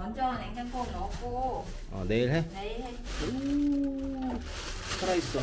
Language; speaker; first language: Korean; non-native, learner; Vietnamese